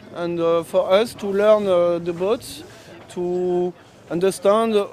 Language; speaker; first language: English; non-native, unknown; French